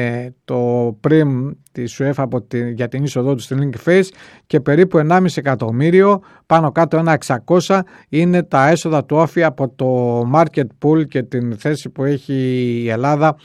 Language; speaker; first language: Greek; native; Greek